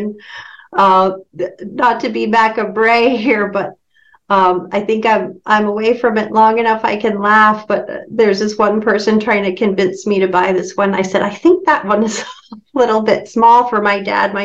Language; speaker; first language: English; native; English